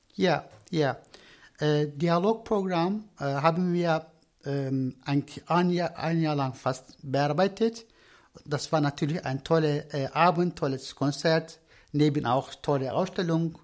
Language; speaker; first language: German; non-native, learner; Turkish